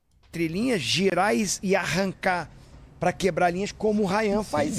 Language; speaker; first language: Portuguese; native; Portuguese